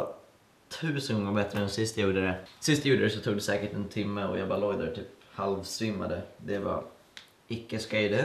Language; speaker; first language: Swedish; native; Swedish